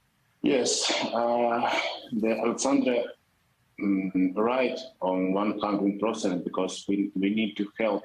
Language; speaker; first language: English; non-native, learner; Ukrainian